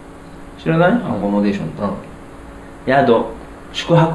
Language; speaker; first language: Japanese; native; Japanese